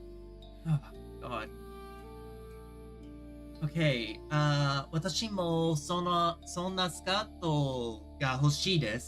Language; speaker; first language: Japanese; non-native, learner; English